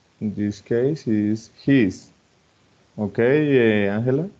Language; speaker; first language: English; non-native, fluent; Spanish